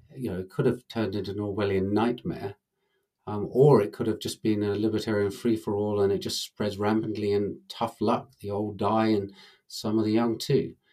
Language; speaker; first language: English; native; English